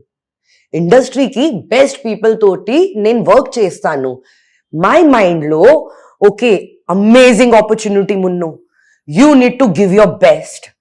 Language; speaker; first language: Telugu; non-native, learner; Hindi